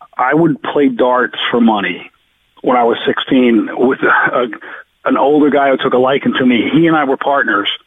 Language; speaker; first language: English; native; English